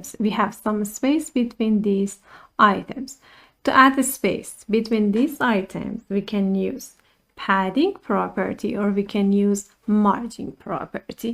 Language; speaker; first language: English; non-native, fluent; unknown